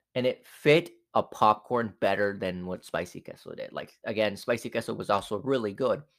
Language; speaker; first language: English; non-native, fluent; Spanish